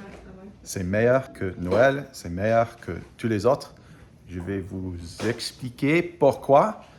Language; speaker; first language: French; non-native, fluent; English